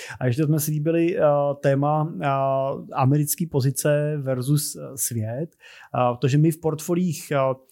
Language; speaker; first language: Czech; native; Czech